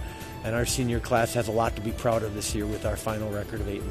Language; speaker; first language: English; native; English